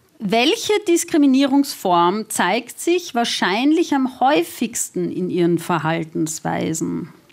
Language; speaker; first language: German; native; German